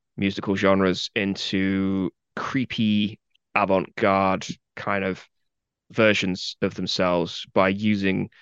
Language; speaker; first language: English; native; English